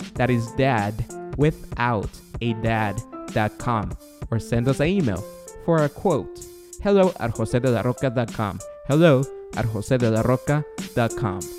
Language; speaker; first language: English; non-native, fluent; Spanish